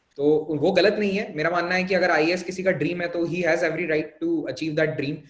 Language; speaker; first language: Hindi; native; Hindi